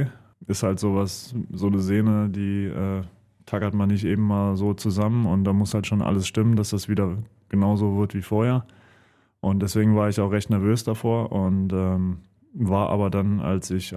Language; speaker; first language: German; native; German